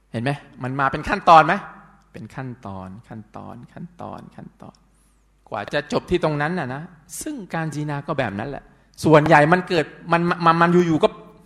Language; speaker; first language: Thai; non-native, local second language; Pattani Malay